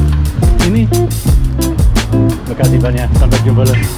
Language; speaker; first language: Indonesian; non-native, learner; English